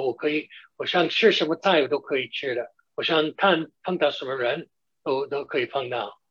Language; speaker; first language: Chinese; non-native, fluent; English